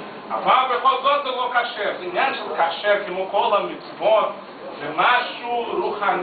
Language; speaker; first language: Hebrew; non-native, fluent; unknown